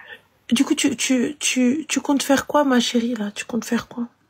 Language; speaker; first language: French; native; French